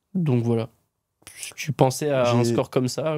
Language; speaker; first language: French; native; French